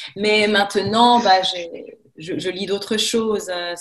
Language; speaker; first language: French; native; French